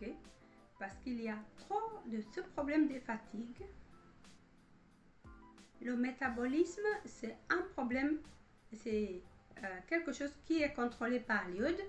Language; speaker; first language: French; non-native, fluent; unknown